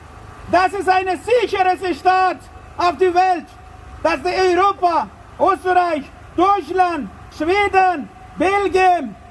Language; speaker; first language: German; non-native, learner; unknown